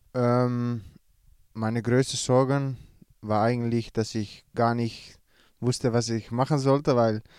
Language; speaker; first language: German; non-native, learner; Dutch